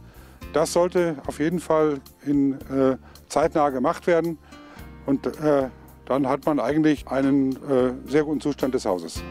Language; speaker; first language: German; native; German